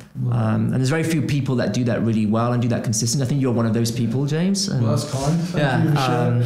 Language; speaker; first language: English; non-native, fluent; Portuguese